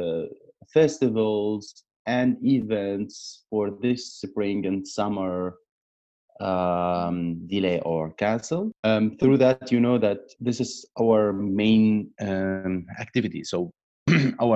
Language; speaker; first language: English; non-native, learner; Arabic